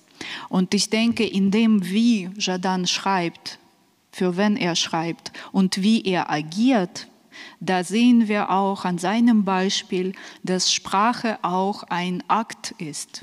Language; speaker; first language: German; non-native, fluent; Ukrainian